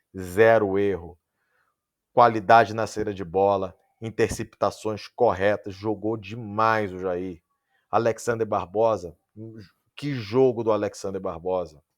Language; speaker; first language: Portuguese; native; Portuguese